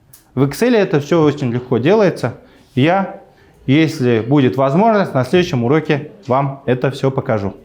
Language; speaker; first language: Russian; native; Russian